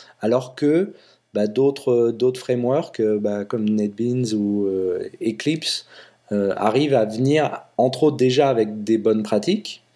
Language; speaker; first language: French; native; French